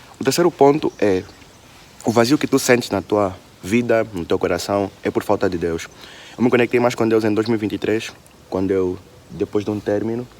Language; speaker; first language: Portuguese; native; Portuguese